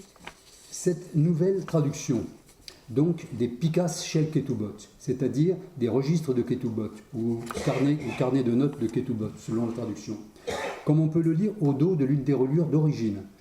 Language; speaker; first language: French; native; French